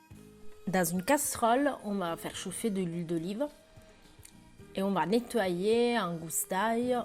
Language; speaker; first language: French; native; French